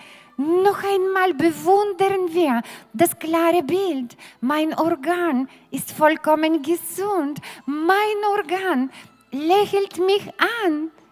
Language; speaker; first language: German; non-native, fluent; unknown